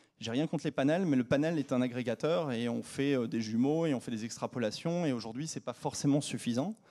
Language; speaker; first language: French; native; French